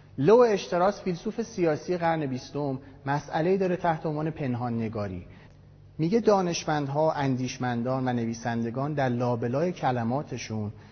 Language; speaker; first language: Persian; native; Persian